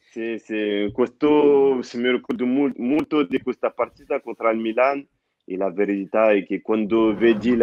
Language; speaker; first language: Italian; non-native, fluent; French